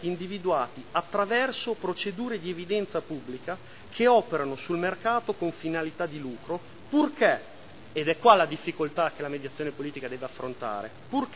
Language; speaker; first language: Italian; native; Italian